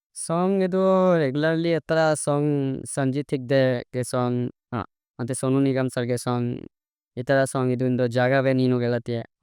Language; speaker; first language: Kannada; non-native, learner; Assamese